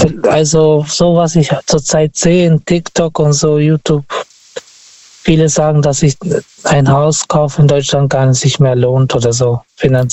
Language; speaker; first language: German; non-native, learner; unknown